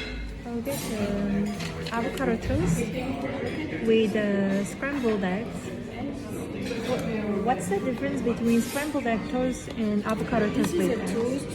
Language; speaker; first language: English; non-native, fluent; Korean